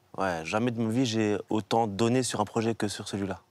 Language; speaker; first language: French; native; French